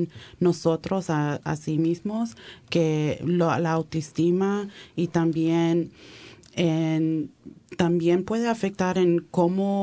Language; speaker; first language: Spanish; early bilingual, heritage; Spanish